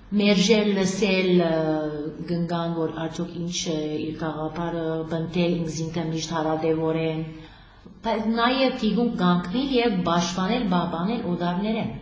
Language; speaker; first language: Armenian; early bilingual, heritage; Armenian